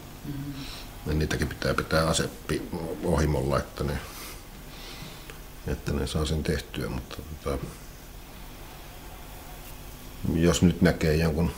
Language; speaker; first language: Finnish; native; Finnish